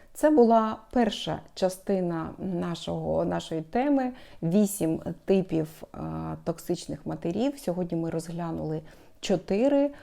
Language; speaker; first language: Ukrainian; non-native, local second language; Russian